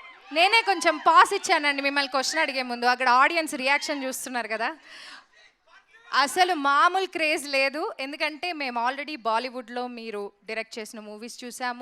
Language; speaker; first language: Telugu; native; Telugu